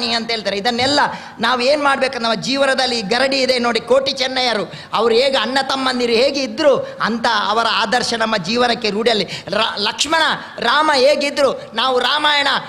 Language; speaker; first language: Kannada; non-native, local second language; Tulu